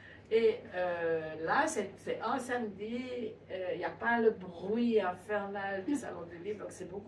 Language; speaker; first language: French; native; French